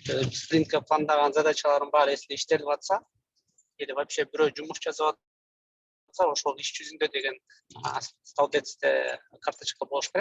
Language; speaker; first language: Kyrgyz; native; Kyrgyz